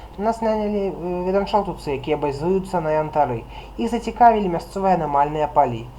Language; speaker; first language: Belarusian; non-native, local second language; Russian